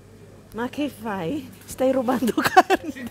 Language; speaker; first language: Italian; non-native, learner; Filipino